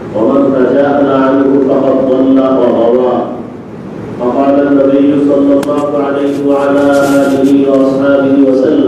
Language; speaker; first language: Arabic; non-native, fluent; Bangla